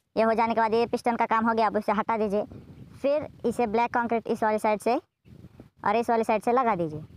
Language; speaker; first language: Hindi; native; Hindi